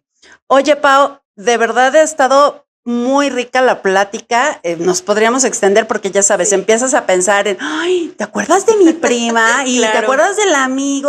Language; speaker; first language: Spanish; native; Spanish